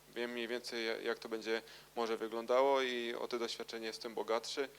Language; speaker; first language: Polish; native; Polish